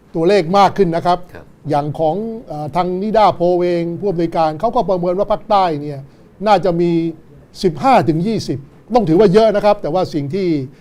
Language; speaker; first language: Thai; native; Thai